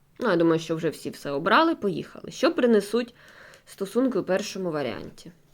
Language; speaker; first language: Ukrainian; non-native, local second language; Russian